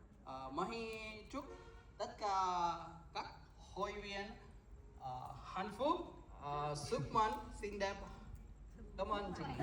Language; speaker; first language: Vietnamese; non-native, learner; Kannada